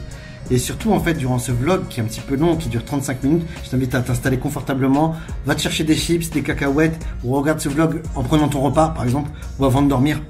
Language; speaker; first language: French; native; French